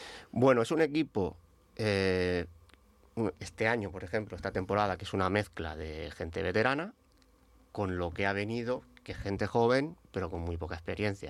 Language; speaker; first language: Spanish; native; Spanish